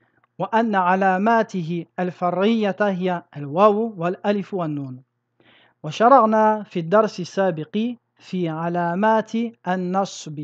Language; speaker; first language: Arabic; non-native, fluent; French